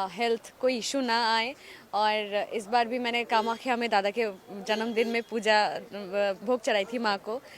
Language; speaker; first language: Hindi; non-native, local second language; Assamese